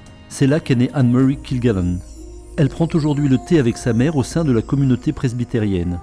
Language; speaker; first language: French; native; French